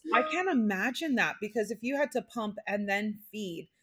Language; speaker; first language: English; native; English